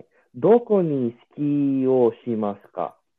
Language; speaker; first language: Japanese; non-native, learner; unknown